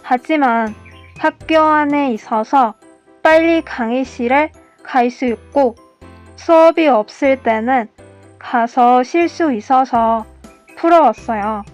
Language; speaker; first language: Korean; non-native, learner; Persian